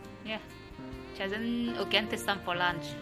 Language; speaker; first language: English; non-native, learner; Chinese